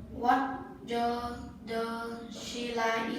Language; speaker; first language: English; non-native, learner; Vietnamese